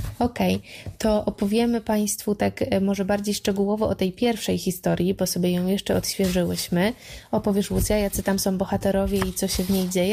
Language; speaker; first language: Polish; native; Polish